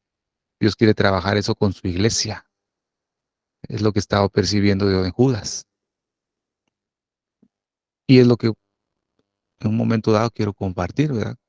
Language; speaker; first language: Spanish; native; Spanish